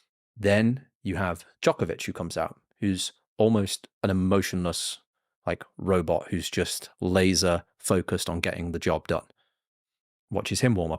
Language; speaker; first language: English; native; English